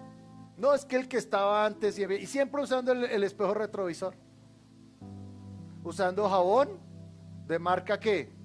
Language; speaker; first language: Spanish; native; Spanish